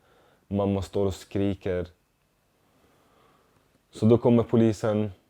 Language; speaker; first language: Swedish; non-native, fluent; Arabic